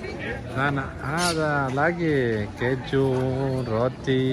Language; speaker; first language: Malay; non-native, fluent; Catalan